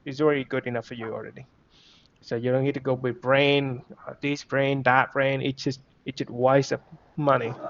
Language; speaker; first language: English; non-native, fluent; Vietnamese